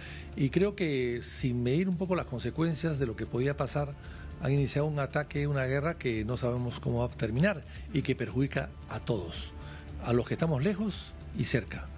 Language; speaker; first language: Spanish; native; Spanish